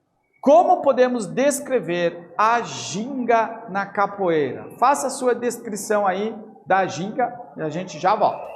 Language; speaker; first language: Portuguese; native; Portuguese